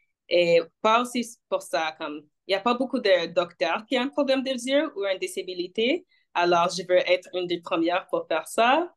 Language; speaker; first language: French; non-native, local second language; English